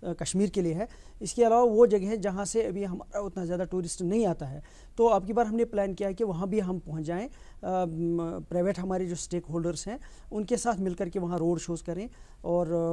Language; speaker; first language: Hindi; non-native, local second language; Kashmiri